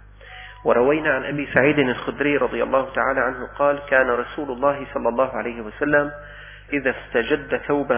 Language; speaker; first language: Arabic; native; Arabic